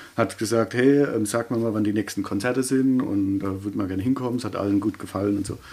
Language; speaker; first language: German; native; German